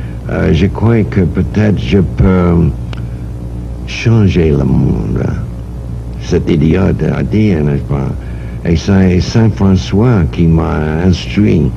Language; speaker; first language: French; non-native, fluent; English